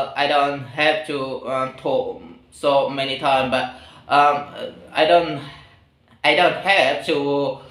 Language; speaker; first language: English; non-native, learner; Indonesian